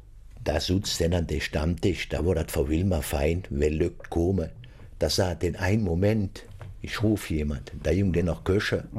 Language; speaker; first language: German; native; German